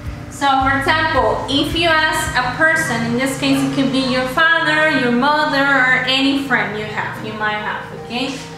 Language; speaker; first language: English; non-native, fluent; Spanish